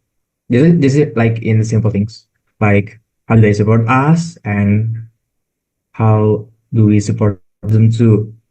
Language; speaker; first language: English; non-native, learner; Indonesian